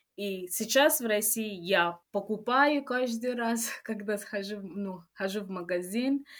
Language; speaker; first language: Russian; non-native, fluent; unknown